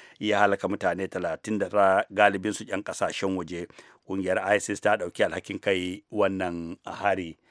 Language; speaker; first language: Hausa; native; Hausa